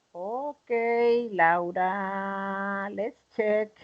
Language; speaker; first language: English; non-native, learner; Spanish